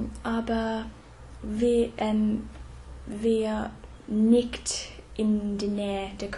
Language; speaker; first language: German; non-native, fluent; English